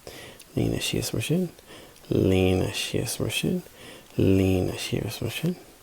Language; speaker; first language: Irish; non-native, local second language; English